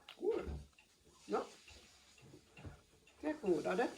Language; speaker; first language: German; non-native, learner; Thai